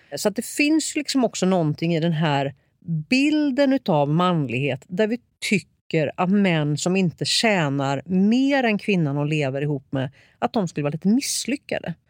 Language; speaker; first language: Swedish; native; Swedish